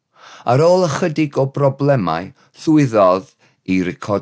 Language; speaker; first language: Welsh; non-native, learner; English